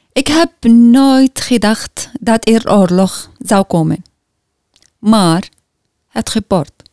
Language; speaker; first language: Dutch; non-native, learner; Arabic